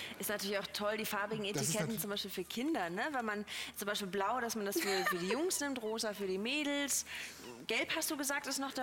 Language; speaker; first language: German; native; German